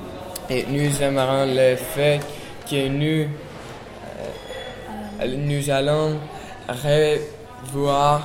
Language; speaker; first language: French; non-native, learner; Greek